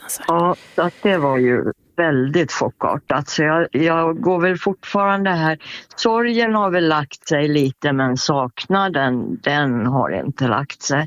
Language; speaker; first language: Swedish; native; Swedish